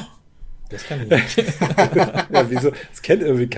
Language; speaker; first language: German; native; German